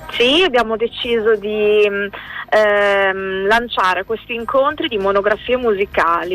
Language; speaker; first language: Italian; native; Italian